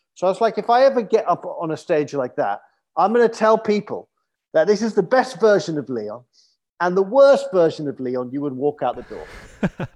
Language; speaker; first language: English; native; English